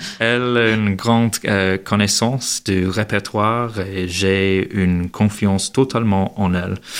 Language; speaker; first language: French; non-native, learner; English